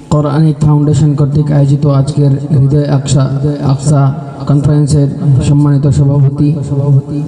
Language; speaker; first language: Bangla; native; Bangla